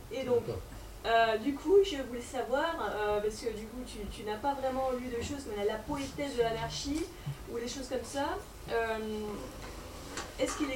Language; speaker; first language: French; native; French